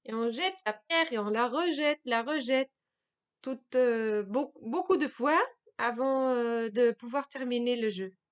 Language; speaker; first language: French; non-native, fluent; German